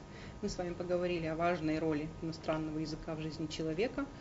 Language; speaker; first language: Russian; native; Russian